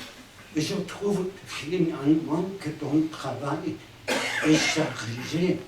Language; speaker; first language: French; non-native, fluent; Spanish